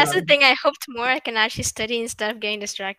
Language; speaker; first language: English; non-native, fluent; Indonesian